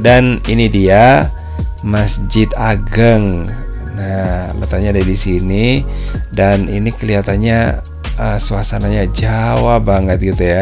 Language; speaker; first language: Indonesian; native; Indonesian